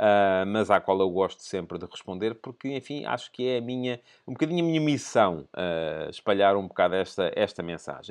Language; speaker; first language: Portuguese; native; Portuguese